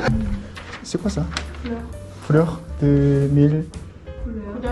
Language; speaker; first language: French; non-native, learner; Korean